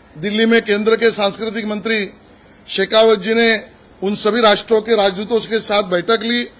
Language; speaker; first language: Hindi; non-native, local second language; Marathi